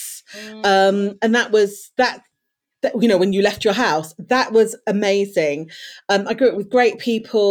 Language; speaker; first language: English; native; English